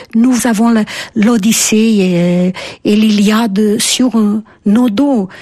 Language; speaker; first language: French; non-native, fluent; Portuguese